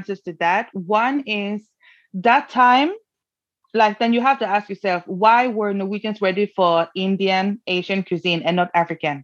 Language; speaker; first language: English; non-native, fluent; Norwegian